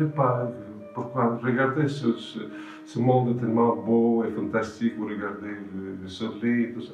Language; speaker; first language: French; non-native, fluent; Russian